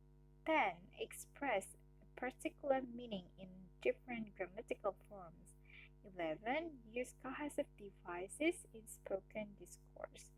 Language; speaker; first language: English; non-native, learner; Indonesian